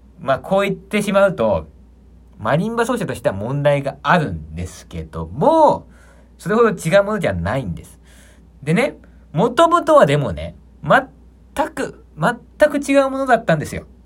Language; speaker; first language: Japanese; native; Japanese